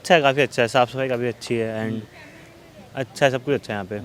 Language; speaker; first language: Hindi; native; Hindi